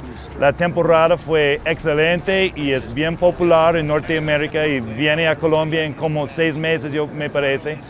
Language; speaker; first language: Spanish; non-native, fluent; English